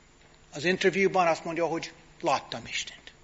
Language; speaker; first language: Hungarian; non-native, fluent; English